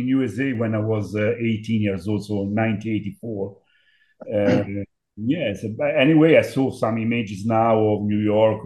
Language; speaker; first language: English; non-native, learner; Italian